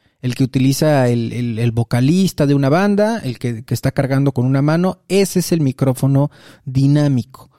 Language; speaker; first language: Spanish; native; Spanish